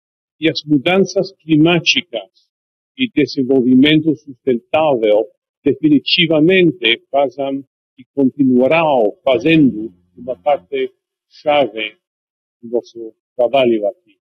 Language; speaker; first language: Portuguese; non-native, fluent; English